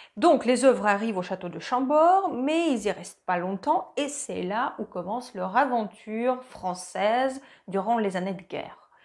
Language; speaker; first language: French; non-native, fluent; Russian